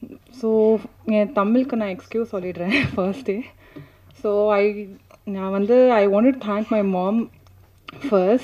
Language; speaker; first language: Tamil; non-native, learner; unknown